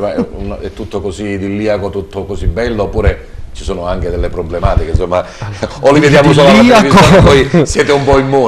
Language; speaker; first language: Italian; native; Italian